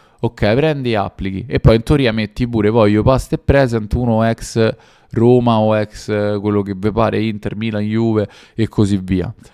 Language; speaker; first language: Italian; native; Italian